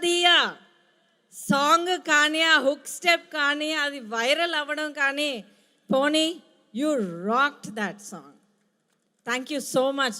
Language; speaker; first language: Telugu; native; Telugu